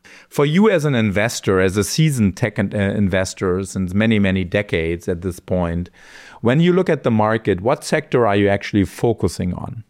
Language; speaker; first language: English; non-native, fluent; German